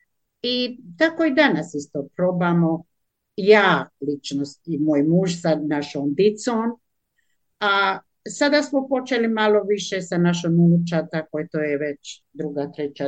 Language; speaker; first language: Croatian; native; Croatian